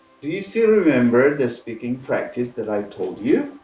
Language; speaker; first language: English; non-native, fluent; Indonesian